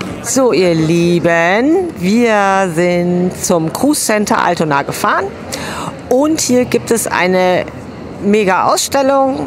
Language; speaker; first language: German; native; German